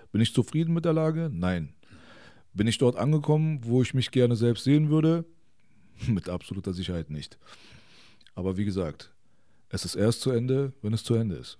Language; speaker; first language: German; early bilingual, other home language; Persian